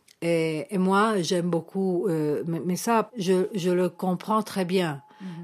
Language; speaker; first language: French; non-native, fluent; Italian